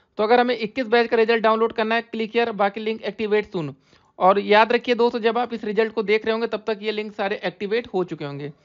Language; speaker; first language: Hindi; native; Hindi